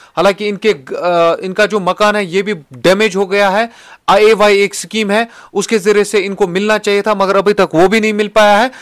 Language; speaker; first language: Hindi; non-native, local second language; Kashmiri